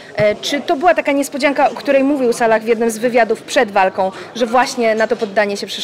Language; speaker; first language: Polish; native; Polish